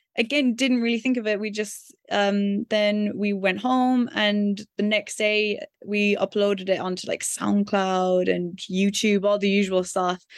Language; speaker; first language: English; native; English